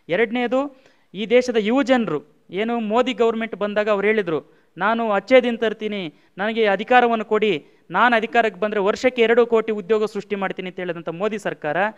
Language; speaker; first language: Kannada; native; Kannada